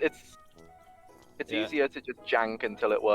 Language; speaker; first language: English; native; English